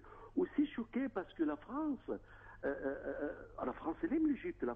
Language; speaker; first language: French; non-native, fluent; Arabic